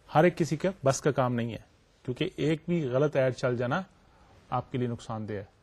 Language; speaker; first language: Urdu; native; Urdu